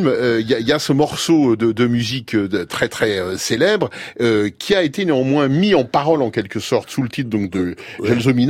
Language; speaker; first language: French; native; French